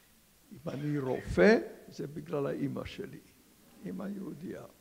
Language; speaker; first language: Hebrew; non-native, fluent; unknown